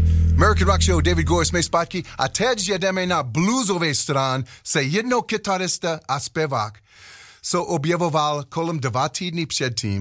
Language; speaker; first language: Czech; non-native, learner; English